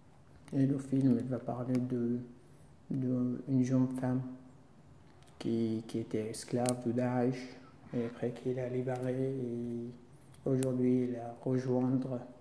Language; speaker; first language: French; non-native, learner; Kurdish